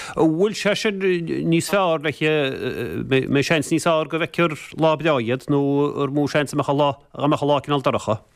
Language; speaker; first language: Irish; native; Irish